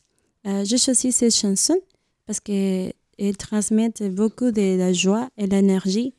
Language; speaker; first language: French; non-native, learner; Spanish